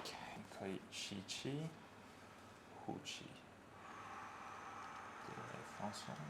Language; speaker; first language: Chinese; non-native, fluent; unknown